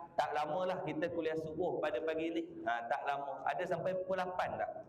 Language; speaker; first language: Malay; native; Malay